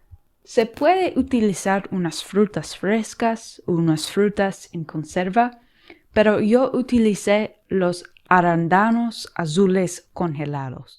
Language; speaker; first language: Spanish; non-native, learner; English